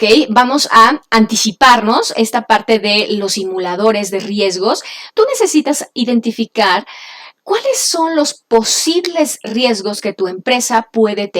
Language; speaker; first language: Spanish; native; Spanish